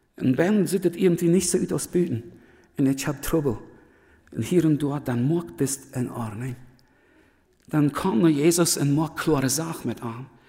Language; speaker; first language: German; early bilingual, other home language; Plautdietsch